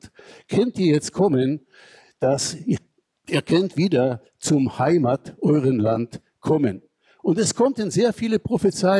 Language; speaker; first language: German; non-native, fluent; Hebrew